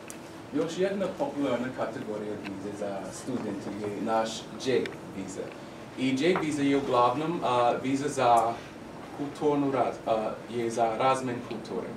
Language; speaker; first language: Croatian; non-native, learner; English